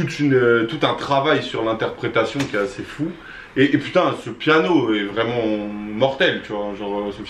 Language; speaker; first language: French; native; French